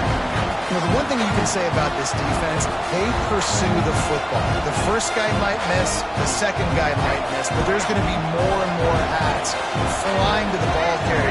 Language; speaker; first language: English; native; English